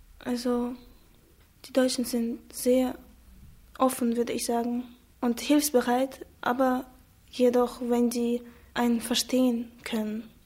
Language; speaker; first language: German; non-native, fluent; Chechen